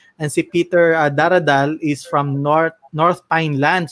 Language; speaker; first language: English; non-native, local second language; Filipino